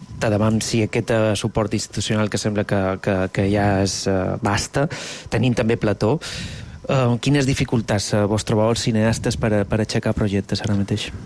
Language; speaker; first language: Catalan; native; Catalan